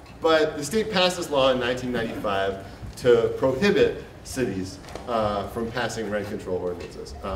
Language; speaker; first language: English; native; English